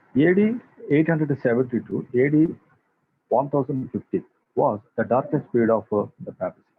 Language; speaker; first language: English; non-native, local second language; Telugu